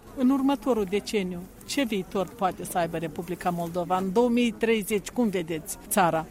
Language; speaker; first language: Romanian; native; Romanian